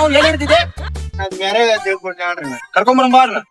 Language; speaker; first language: Kannada; native; Kannada